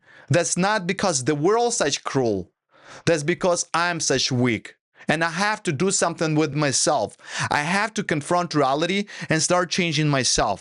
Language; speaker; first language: English; non-native, fluent; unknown